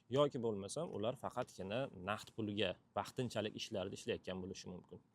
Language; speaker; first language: Uzbek; native; Uzbek